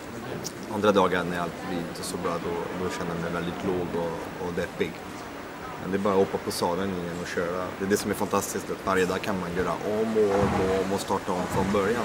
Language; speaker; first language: Swedish; non-native, fluent; French